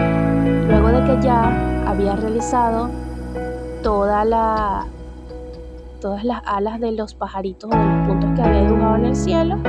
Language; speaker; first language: Spanish; native; Spanish